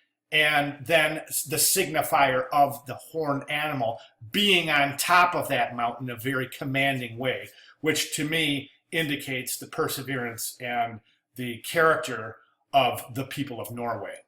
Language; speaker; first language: English; native; English